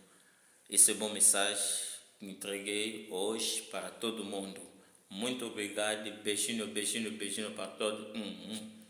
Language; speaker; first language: Portuguese; non-native, learner; Lingala